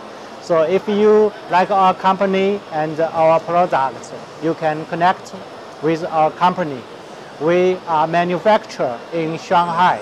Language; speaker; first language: English; non-native, learner; Chinese